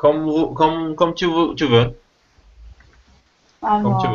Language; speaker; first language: French; non-native, learner; Spanish